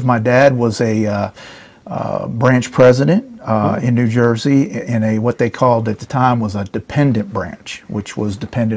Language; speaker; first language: English; native; English